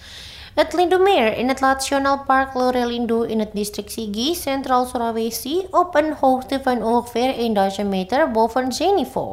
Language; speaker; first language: Dutch; non-native, fluent; Indonesian